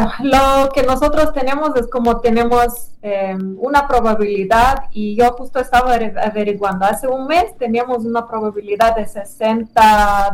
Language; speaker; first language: Spanish; non-native, fluent; Lithuanian